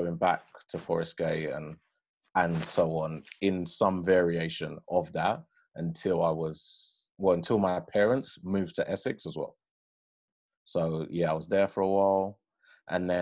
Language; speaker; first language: English; native; English